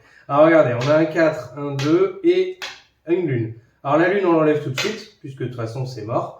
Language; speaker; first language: French; native; French